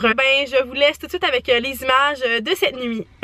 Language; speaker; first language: French; native; French